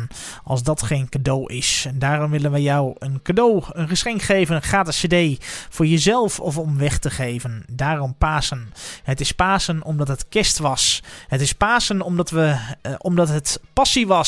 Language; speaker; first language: Dutch; native; Dutch